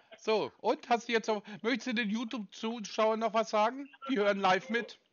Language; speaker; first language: German; native; German